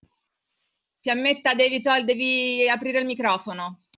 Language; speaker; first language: Italian; native; Italian